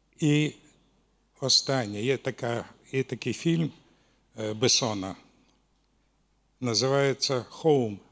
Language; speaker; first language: Ukrainian; non-native, local second language; Russian